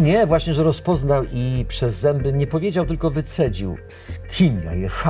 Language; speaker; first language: Polish; native; Polish